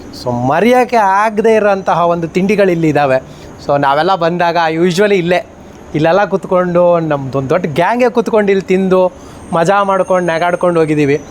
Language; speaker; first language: Kannada; native; Kannada